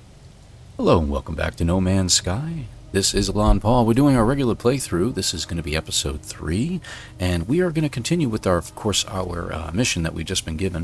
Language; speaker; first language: English; native; English